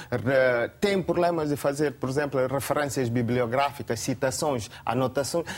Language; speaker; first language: Portuguese; non-native, local second language; Upper Guinea Crioulo